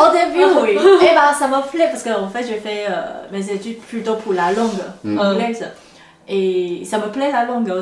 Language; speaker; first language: French; non-native, fluent; Chinese